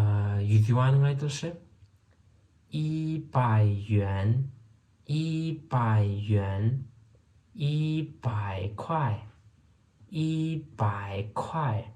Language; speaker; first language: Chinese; non-native, fluent; Turkmen